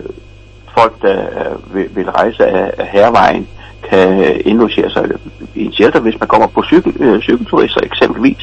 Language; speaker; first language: Danish; native; Danish